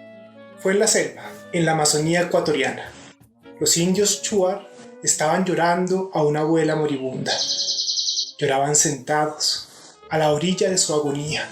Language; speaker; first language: Spanish; native; Spanish